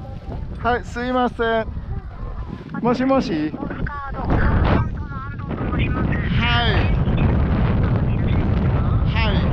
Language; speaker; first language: Japanese; non-native, learner; Chinese